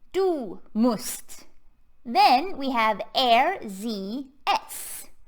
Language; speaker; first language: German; non-native, fluent; English